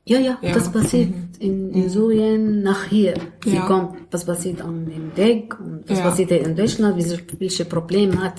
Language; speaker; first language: German; non-native, learner; Arabic